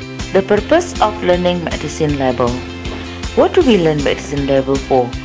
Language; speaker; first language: English; non-native, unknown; Indonesian